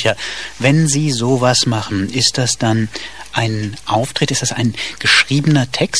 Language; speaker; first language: German; native; German